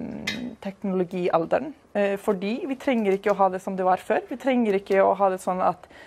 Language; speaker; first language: Norwegian; non-native, fluent; Icelandic